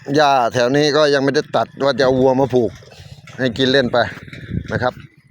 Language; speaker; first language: Thai; non-native, local second language; Northeastern Thai